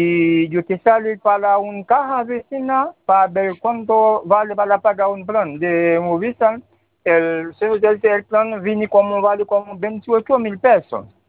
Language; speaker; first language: Spanish; non-native, learner; Haitian Creole